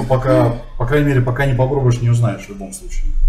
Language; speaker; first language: Russian; native; Russian